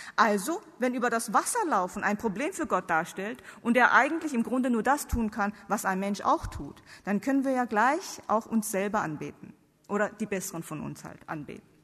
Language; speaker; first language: German; non-native, fluent; Korean